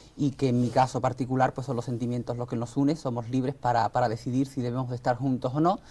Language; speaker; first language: Spanish; early bilingual, other home language; Arabic